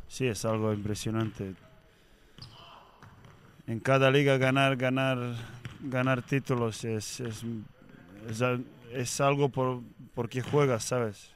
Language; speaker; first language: Spanish; non-native, learner; Serbian